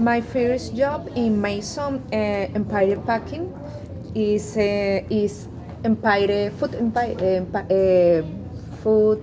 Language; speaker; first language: English; non-native, learner; Spanish